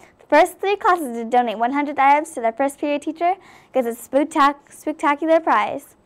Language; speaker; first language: English; native; English